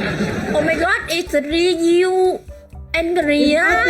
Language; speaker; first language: English; non-native, learner; Vietnamese